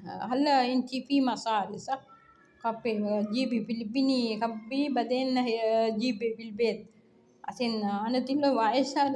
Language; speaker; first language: Arabic; non-native, learner; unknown